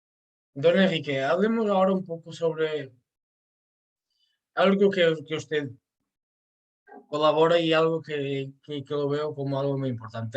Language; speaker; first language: Spanish; non-native, fluent; Portuguese